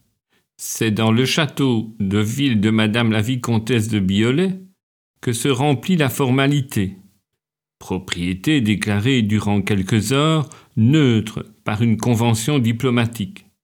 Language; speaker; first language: French; native; French